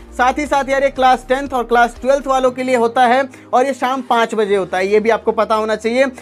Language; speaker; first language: Hindi; native; Hindi